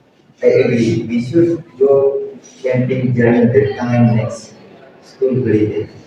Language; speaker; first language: English; non-native, learner; Indonesian